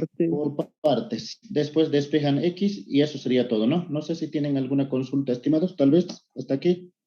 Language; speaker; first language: Spanish; native; Spanish